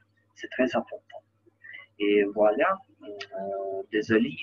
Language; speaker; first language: French; non-native, learner; Ukrainian